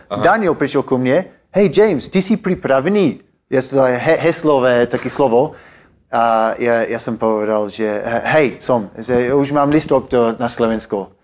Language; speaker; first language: Slovak; non-native, learner; English